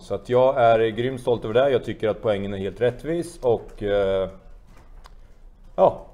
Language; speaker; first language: Swedish; native; Swedish